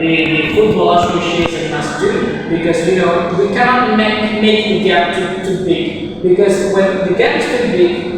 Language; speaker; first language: English; non-native, fluent; Indonesian